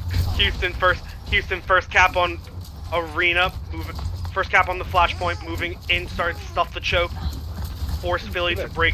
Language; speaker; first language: English; native; English